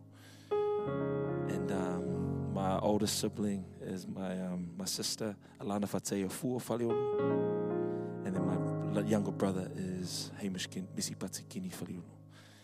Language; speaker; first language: English; native; English